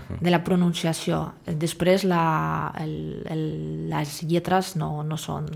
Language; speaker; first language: Catalan; non-native, fluent; Russian